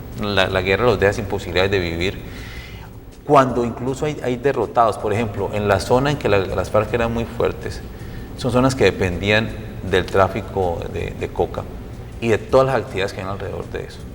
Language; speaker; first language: Spanish; native; Spanish